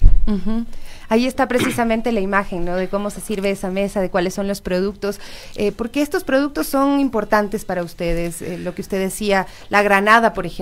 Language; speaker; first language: Spanish; native; Spanish